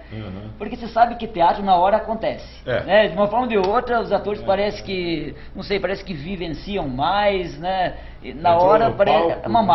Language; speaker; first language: Portuguese; native; Portuguese